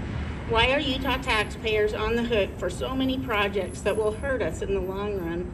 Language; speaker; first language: English; native; English